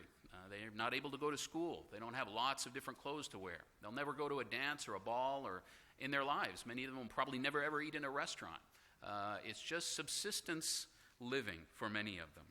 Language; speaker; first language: English; native; English